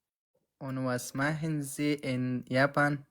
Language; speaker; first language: German; non-native, learner; Pashto